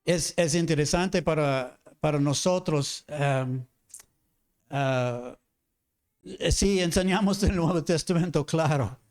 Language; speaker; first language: Spanish; non-native, fluent; English